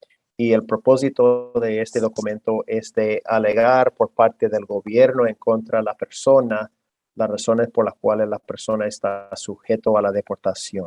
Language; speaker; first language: Spanish; non-native, fluent; English